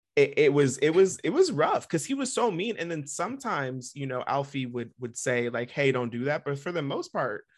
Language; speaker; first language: English; native; English